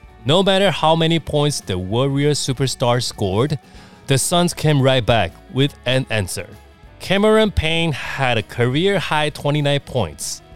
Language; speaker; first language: English; non-native, fluent; Chinese